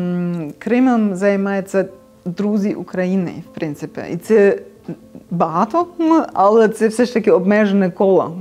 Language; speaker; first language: Ukrainian; non-native, fluent; German